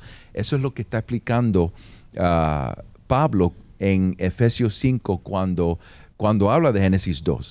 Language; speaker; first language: Spanish; early bilingual, heritage; Spanish